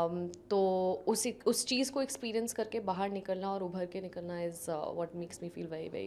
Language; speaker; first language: Hindi; native; Hindi